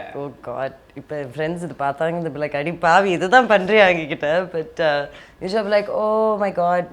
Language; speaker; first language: Tamil; early bilingual, heritage; Tamil